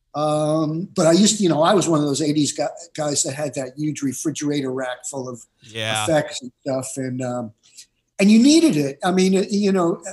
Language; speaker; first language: English; native; English